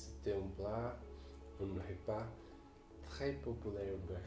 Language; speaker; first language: French; non-native, learner; Portuguese